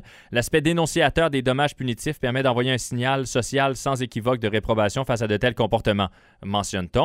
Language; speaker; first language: French; native; French